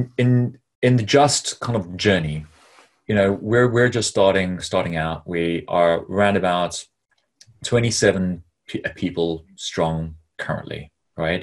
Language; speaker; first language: English; native; English